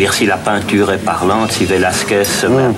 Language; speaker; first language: French; native; French